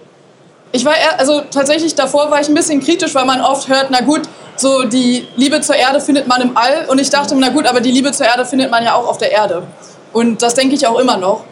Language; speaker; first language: German; native; German